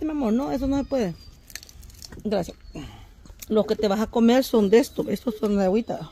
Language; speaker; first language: Spanish; native; Spanish